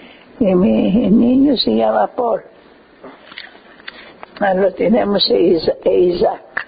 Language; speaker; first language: Spanish; early bilingual, heritage; Ladino